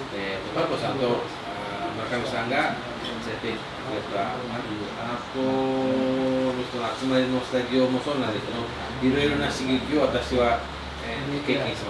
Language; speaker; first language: Japanese; non-native, fluent; Indonesian